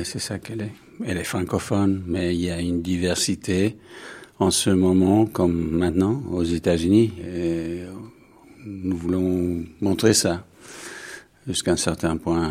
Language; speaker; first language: French; non-native, fluent; English